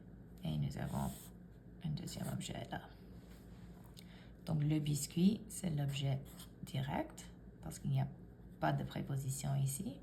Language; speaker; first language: French; non-native, fluent; English